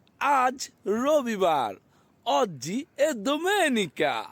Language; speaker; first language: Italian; non-native, fluent; Bangla